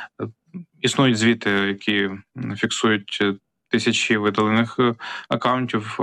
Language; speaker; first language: Ukrainian; native; Ukrainian